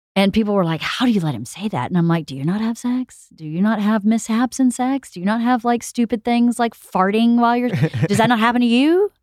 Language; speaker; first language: English; native; English